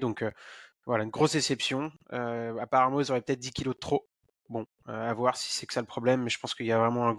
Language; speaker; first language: French; native; French